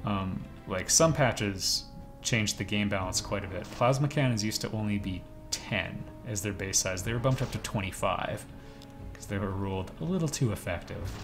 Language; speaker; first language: English; native; English